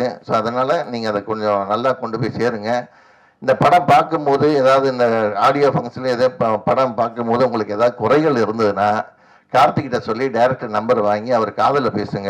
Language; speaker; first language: Tamil; native; Tamil